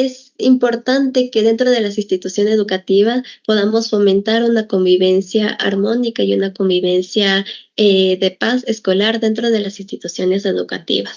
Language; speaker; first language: Spanish; native; Spanish